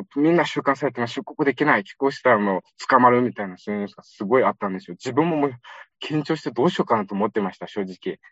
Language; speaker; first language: Japanese; non-native, fluent; Uyghur